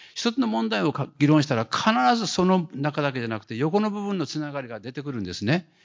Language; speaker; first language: Japanese; native; Japanese